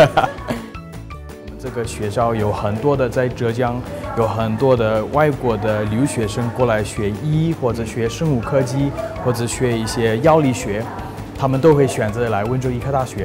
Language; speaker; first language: Chinese; non-native, fluent; English